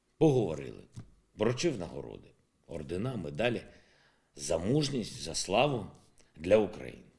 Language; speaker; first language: Ukrainian; non-native, local second language; Russian